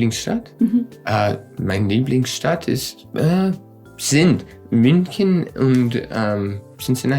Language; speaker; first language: German; non-native, learner; English